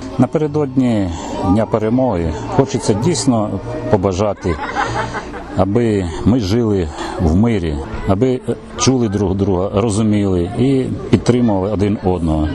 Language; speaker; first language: Ukrainian; native; Ukrainian